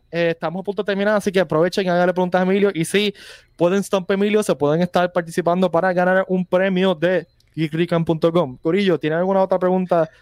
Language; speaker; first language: Spanish; native; Spanish